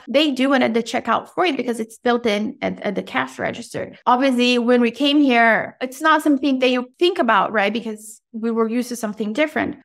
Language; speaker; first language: English; non-native, fluent; Portuguese